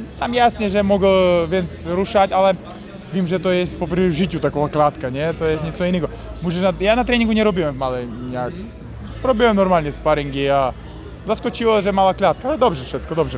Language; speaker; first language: Polish; non-native, learner; Uzbek